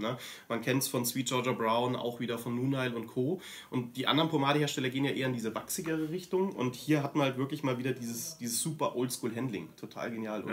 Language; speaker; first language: German; native; German